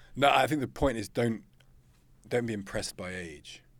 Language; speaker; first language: English; native; English